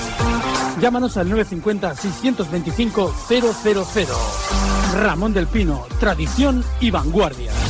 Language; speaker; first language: Spanish; native; Spanish